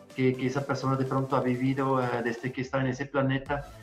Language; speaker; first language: Spanish; non-native, fluent; German